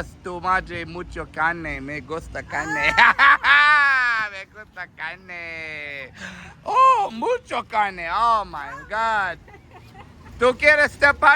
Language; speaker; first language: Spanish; non-native, learner; English